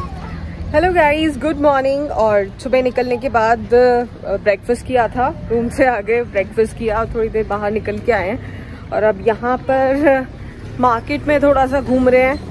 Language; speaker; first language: Hindi; native; Hindi